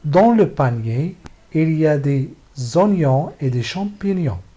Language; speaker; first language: French; non-native, local second language; Arabic